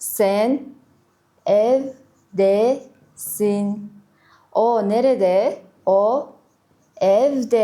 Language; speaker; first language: Turkish; non-native, fluent; Kazakh